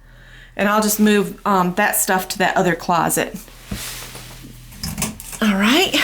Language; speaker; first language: English; native; English